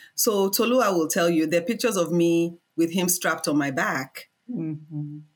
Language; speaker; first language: English; non-native, local second language; Yoruba